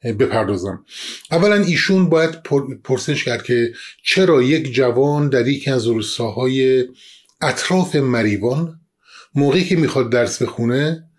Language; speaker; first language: Persian; non-native, local second language; Kurdish